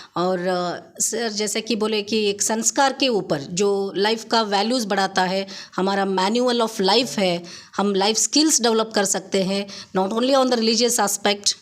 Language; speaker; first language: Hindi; non-native, local second language; Kannada